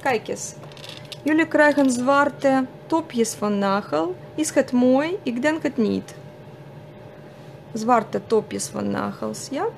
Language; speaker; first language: Dutch; non-native, fluent; Russian